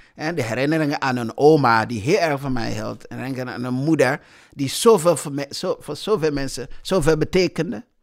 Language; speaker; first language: Dutch; non-native, fluent; English